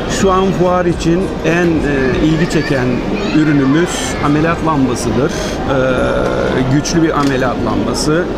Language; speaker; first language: Turkish; early bilingual, heritage; Turkish